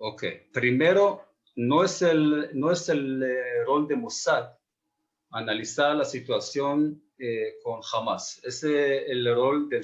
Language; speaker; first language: Spanish; non-native, fluent; Hebrew